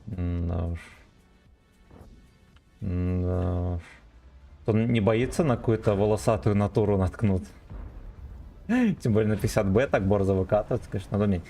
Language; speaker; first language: Russian; native; Russian